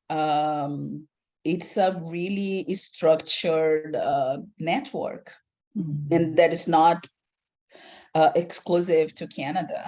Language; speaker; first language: English; non-native, fluent; Portuguese